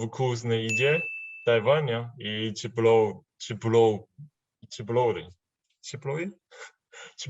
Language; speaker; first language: Russian; non-native, learner; Chinese